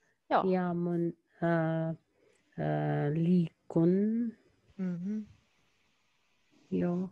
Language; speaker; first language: Finnish; non-native, learner; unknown